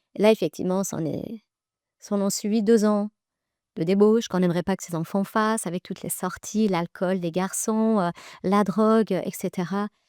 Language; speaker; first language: French; early bilingual, other home language; Persian